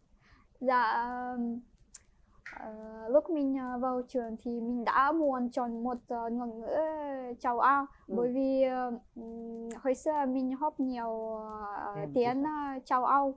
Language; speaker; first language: Vietnamese; non-native, fluent; Ukrainian